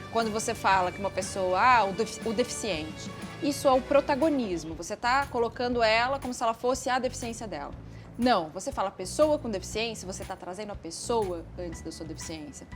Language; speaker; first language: Portuguese; native; Portuguese